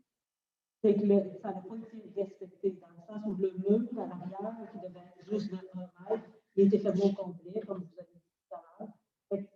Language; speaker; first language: French; native; French